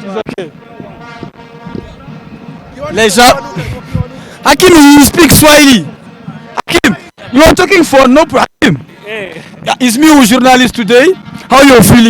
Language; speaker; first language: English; non-native, learner; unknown